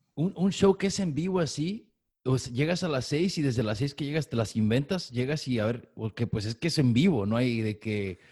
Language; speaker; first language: Spanish; native; Spanish